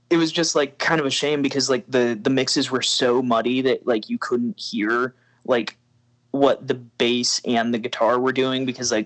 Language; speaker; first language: English; native; English